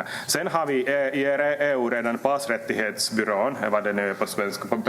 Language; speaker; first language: Swedish; native; Swedish